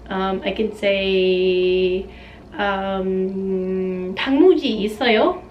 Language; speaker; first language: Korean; non-native, learner; English